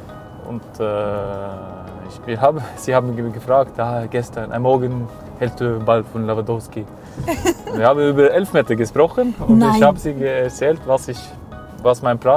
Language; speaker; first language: German; non-native, fluent; Norwegian